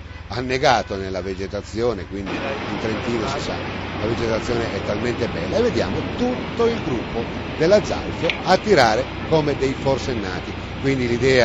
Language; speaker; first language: Italian; native; Italian